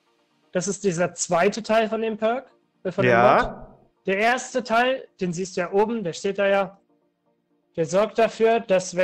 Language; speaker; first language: German; native; German